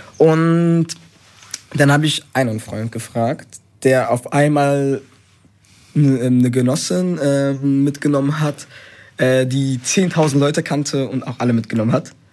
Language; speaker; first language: German; early bilingual, other home language; Spanish